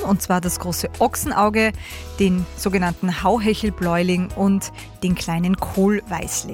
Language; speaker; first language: German; native; German